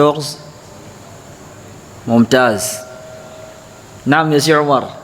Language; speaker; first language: Arabic; non-native, fluent; Fula